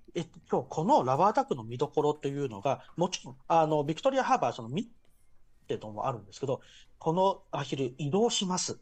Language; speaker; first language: Japanese; early bilingual, heritage; Japanese